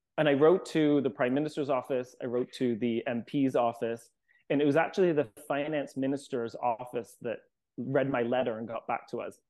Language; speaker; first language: English; native; English